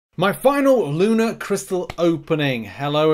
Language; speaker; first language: English; native; English